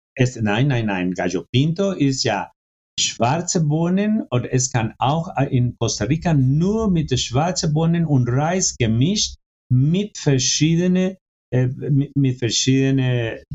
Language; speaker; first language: German; non-native, fluent; Spanish